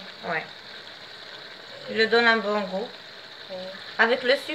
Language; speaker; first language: French; non-native, fluent; Arabic